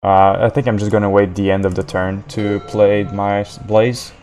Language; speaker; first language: English; non-native, fluent; French